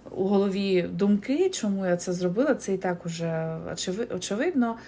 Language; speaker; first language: Ukrainian; non-native, local second language; Russian